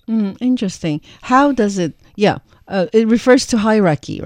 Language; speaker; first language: English; non-native, fluent; Chinese